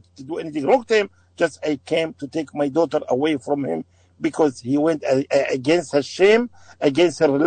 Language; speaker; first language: English; non-native, learner; Arabic